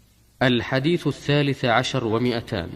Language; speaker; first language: Arabic; native; Arabic